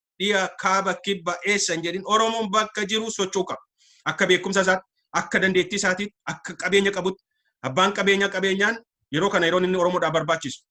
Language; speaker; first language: Oromo; native; Oromo